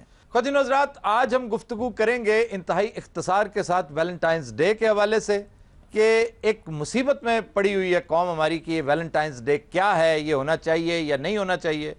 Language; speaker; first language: Urdu; native; Urdu